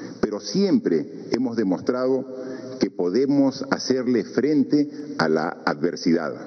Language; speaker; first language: Spanish; native; Spanish